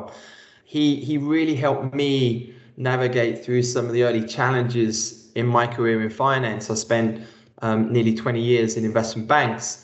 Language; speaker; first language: English; native; English